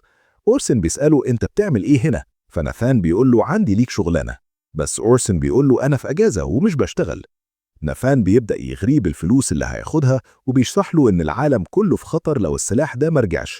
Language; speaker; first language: Arabic; native; Arabic